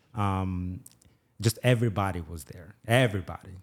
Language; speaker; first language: English; non-native, local second language; Igbo